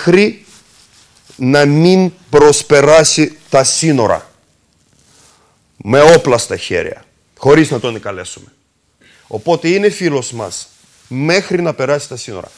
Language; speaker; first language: Greek; non-native, fluent; Russian